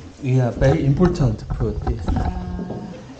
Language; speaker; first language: English; non-native, learner; Korean